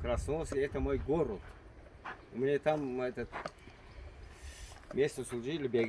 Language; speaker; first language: Russian; non-native, learner; Turkmen